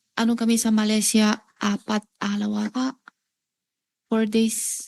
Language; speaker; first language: Filipino; non-native, learner; Chinese